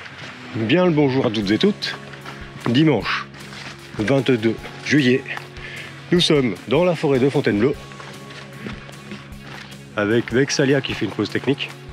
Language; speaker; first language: French; native; French